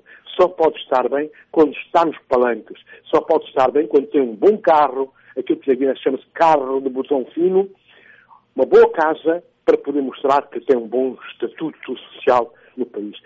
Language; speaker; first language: Portuguese; non-native, local second language; Upper Guinea Crioulo